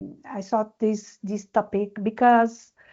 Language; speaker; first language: English; non-native, learner; Portuguese